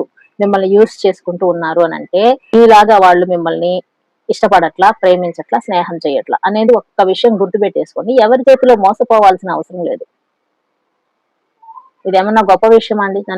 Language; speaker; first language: Telugu; native; Telugu